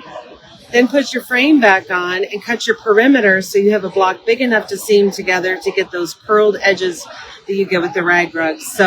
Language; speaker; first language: English; native; English